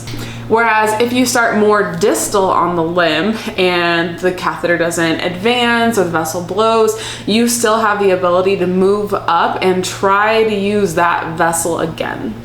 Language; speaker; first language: English; native; English